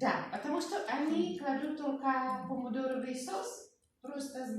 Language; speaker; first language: Russian; non-native, learner; Czech